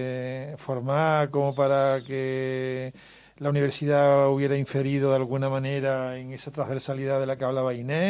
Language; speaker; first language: Spanish; native; Spanish